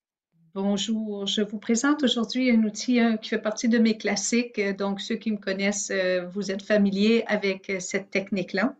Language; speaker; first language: French; native; French